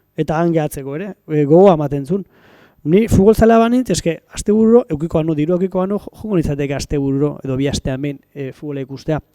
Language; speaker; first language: Basque; native; Basque